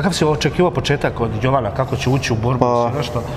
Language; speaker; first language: Serbian; native; Serbian